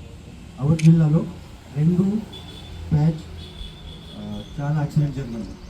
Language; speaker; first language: Telugu; non-native, learner; Hindi